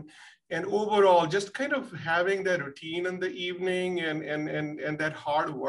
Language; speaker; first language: English; non-native, local second language; Punjabi